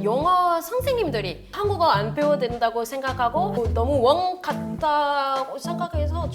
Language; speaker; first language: Korean; non-native, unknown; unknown